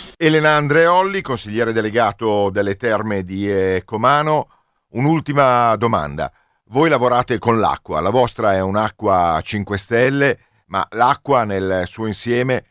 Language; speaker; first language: Italian; native; Italian